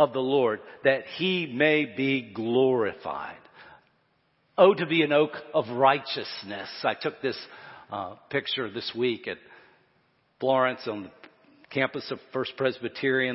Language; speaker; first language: English; native; English